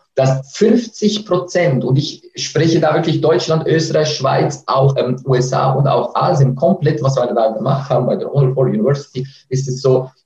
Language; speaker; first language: German; native; German